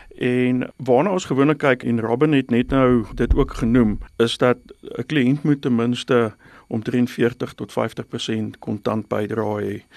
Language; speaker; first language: Afrikaans; non-native, local second language; English